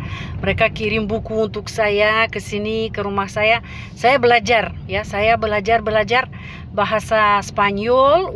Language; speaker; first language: Indonesian; non-native, fluent; Russian